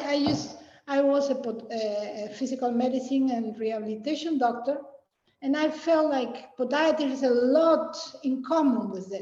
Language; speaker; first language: English; non-native, fluent; Spanish